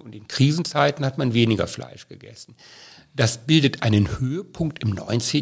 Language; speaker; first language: German; native; German